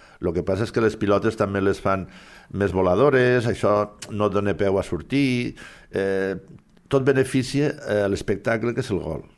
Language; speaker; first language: Catalan; native; Catalan